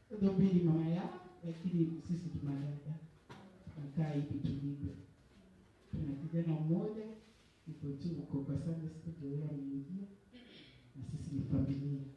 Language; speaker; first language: Swahili; native; Swahili